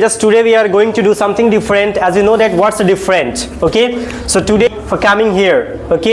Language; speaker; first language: English; non-native, local second language; Hindi